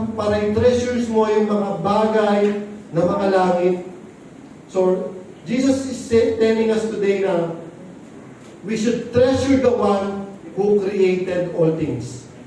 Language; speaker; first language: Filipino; non-native, local second language; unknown